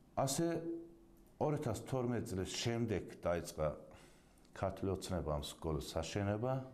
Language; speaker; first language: Georgian; non-native, local second language; Azerbaijani